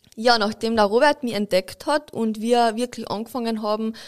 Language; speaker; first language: German; native; German